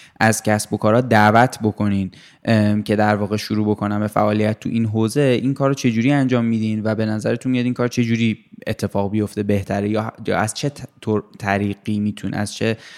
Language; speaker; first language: Persian; native; Persian